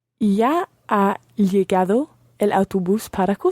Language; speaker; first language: Spanish; non-native, learner; English